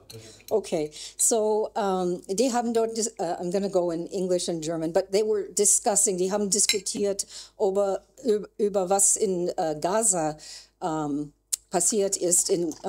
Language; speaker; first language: German; non-native, learner; English